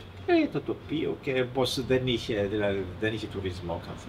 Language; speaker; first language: Greek; non-native, fluent; German